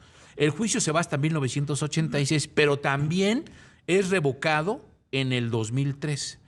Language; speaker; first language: Spanish; native; Spanish